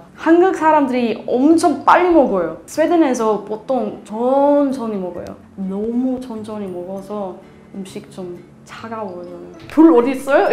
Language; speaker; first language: Korean; non-native, learner; Swedish